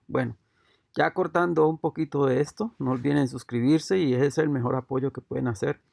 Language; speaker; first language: Spanish; native; Spanish